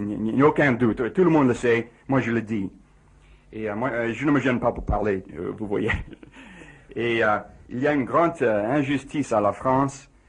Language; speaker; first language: French; non-native, fluent; English